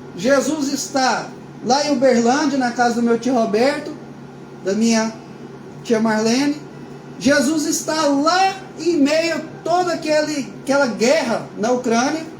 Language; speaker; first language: Portuguese; native; Portuguese